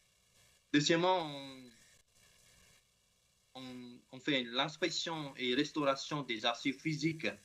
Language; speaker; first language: French; non-native, learner; Khmer